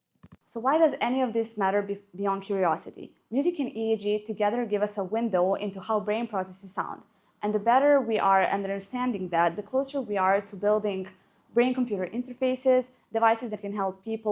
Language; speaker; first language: English; non-native, fluent; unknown